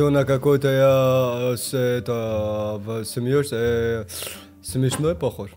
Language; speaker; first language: Russian; non-native, learner; Tajik